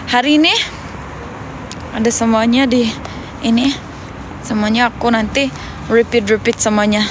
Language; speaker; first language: Indonesian; non-native, learner; Turkish